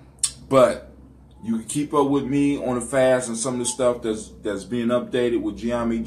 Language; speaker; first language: English; native; English